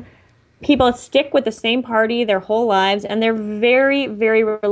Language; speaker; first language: English; native; English